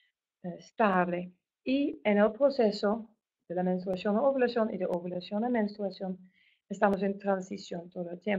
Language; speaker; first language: Spanish; non-native, fluent; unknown